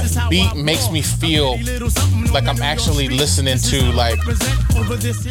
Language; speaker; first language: English; native; English